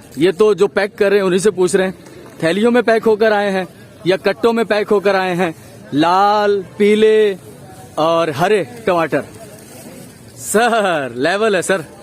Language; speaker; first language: Urdu; native; Urdu